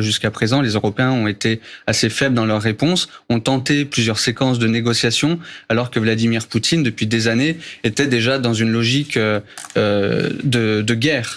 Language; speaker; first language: French; native; French